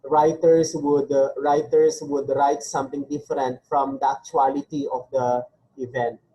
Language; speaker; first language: English; non-native, local second language; Filipino